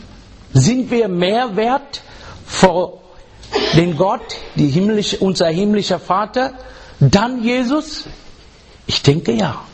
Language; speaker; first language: German; non-native, fluent; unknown